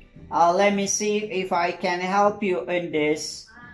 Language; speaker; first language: English; non-native, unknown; Spanish